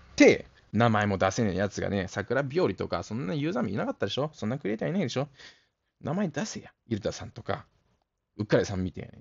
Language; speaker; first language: Japanese; native; Japanese